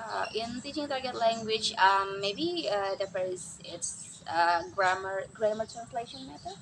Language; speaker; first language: English; non-native, learner; Indonesian